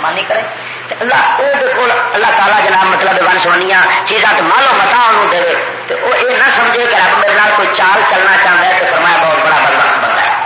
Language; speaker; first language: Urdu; non-native, local second language; Punjabi